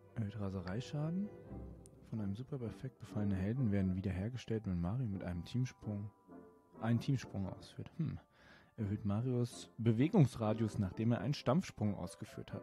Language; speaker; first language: German; native; German